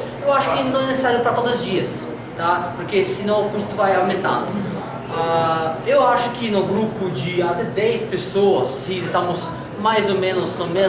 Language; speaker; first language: Portuguese; non-native, learner; Russian